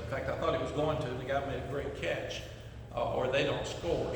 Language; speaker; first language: English; native; English